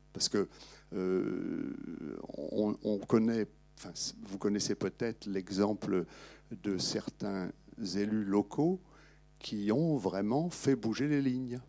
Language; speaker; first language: French; native; French